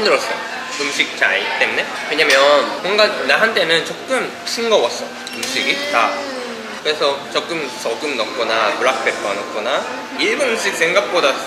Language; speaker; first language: Korean; non-native, fluent; Japanese